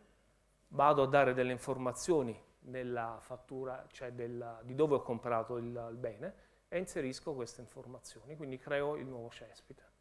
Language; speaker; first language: Italian; native; Italian